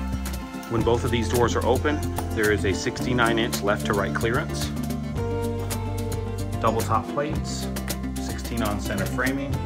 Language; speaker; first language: English; native; English